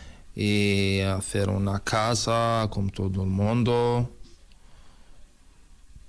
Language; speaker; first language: Spanish; non-native, learner; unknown